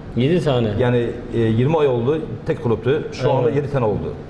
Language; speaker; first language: Turkish; native; Turkish